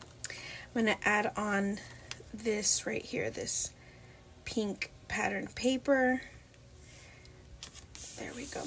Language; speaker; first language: English; native; English